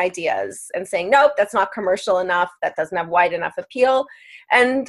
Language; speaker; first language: English; native; English